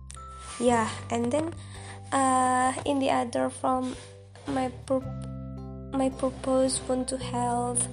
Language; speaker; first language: English; non-native, local second language; Indonesian